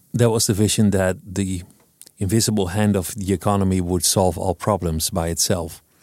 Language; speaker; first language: English; non-native, fluent; Dutch